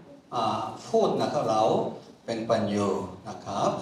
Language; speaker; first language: Thai; non-native, fluent; Korean